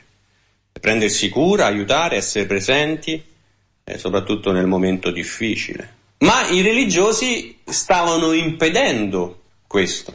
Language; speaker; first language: Italian; native; Italian